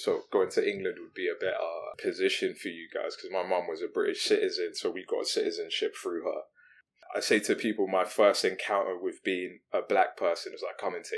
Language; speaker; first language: English; non-native, local second language; Yoruba